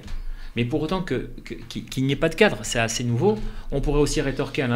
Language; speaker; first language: French; native; French